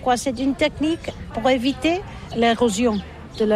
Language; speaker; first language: French; non-native, learner; Catalan